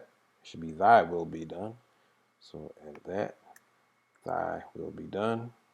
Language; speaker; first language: English; native; English